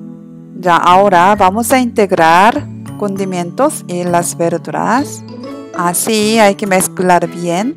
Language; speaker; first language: Spanish; non-native, learner; Korean